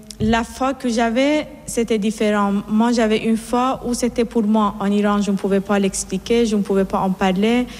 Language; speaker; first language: French; non-native, fluent; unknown